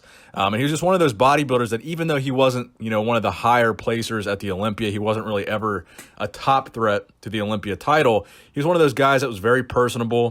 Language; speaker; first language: English; native; English